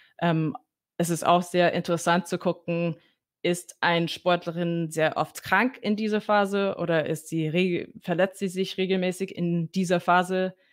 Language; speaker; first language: German; non-native, fluent; English